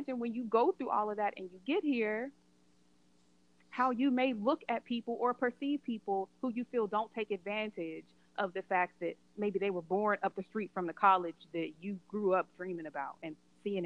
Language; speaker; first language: English; native; English